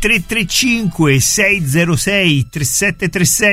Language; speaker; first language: Italian; native; Italian